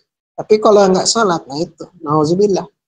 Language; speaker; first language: Indonesian; native; Indonesian